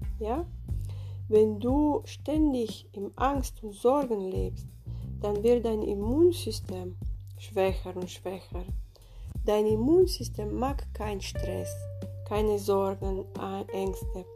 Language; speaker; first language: German; non-native, fluent; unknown